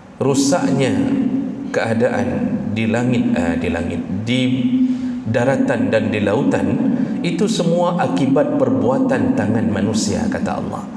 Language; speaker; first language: Malay; non-native, local second language; Achinese